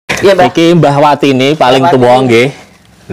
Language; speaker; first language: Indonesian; non-native, local second language; Javanese